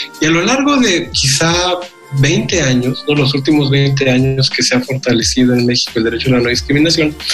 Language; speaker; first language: Spanish; native; Spanish